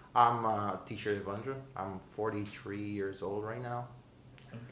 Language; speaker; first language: English; non-native, fluent; Portuguese